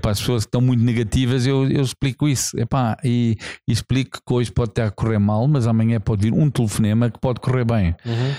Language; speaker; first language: Portuguese; non-native, fluent; English